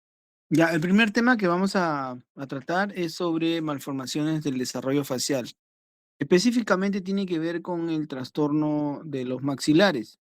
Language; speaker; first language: Spanish; native; Spanish